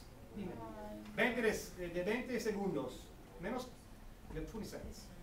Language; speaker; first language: Spanish; non-native, fluent; English